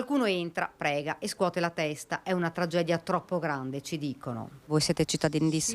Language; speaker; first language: Italian; native; Italian